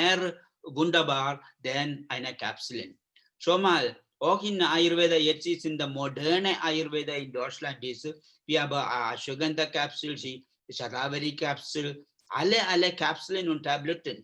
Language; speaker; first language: German; non-native, learner; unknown